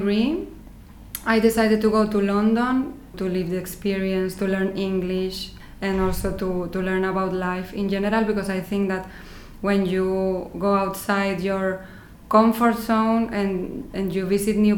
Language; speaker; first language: English; non-native, fluent; Spanish